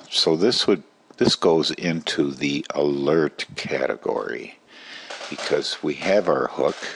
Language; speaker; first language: English; native; English